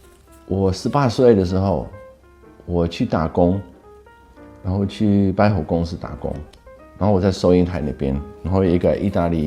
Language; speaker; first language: Chinese; non-native, fluent; Dutch